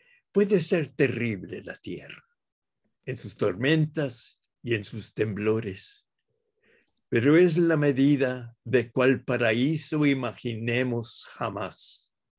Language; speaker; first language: Spanish; early bilingual, heritage; Spanish